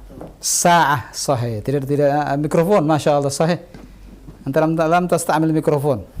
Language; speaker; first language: Indonesian; native; Indonesian